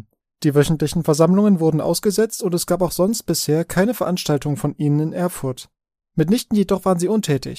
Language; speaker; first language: German; native; German